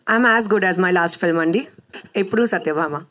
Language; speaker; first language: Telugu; non-native, fluent; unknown